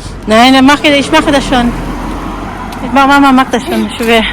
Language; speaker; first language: German; non-native, learner; Cebuano